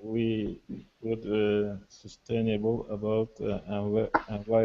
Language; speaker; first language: English; non-native, learner; Turkish